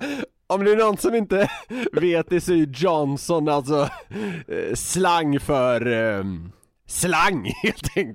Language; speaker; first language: Swedish; native; Swedish